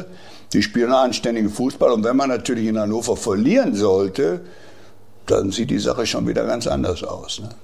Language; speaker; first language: German; native; German